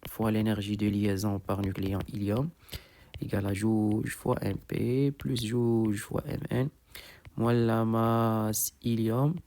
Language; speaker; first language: French; non-native, local second language; Arabic